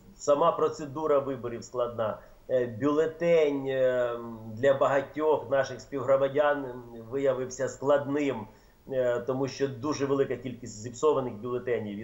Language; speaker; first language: Ukrainian; native; Ukrainian